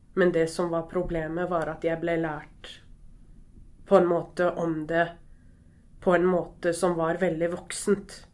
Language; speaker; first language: Norwegian; early bilingual, other home language; Arabic